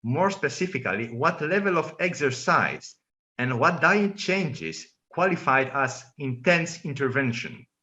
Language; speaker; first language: English; non-native, fluent; Greek